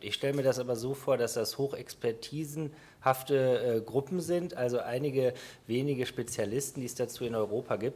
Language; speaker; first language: German; native; German